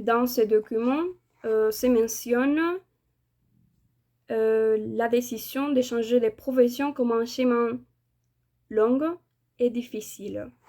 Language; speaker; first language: French; non-native, fluent; Spanish